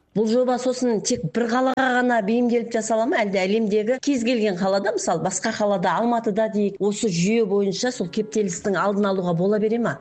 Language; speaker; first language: Kazakh; native; Kazakh